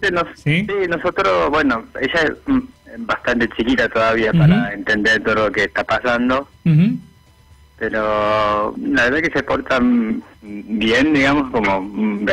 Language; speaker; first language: Spanish; non-native, fluent; Japanese